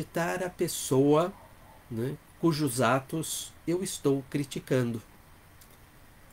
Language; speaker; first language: Portuguese; native; Portuguese